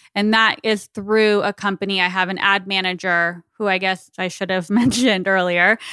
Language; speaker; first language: English; native; English